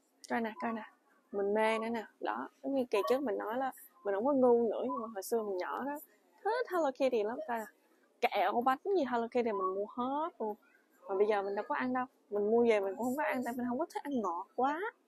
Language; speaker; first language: Vietnamese; early bilingual, heritage; Vietnamese